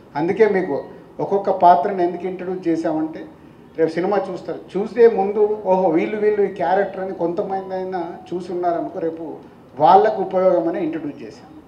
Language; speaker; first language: Telugu; native; Telugu